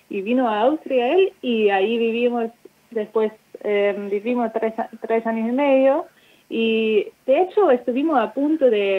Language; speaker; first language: Spanish; non-native, fluent; German